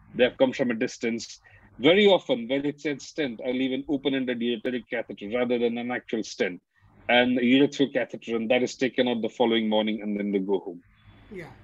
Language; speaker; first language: English; non-native, local second language; Hindi